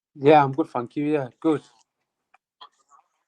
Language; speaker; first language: English; native; English